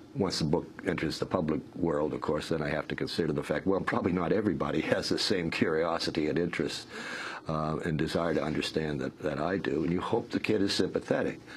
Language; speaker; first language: English; native; English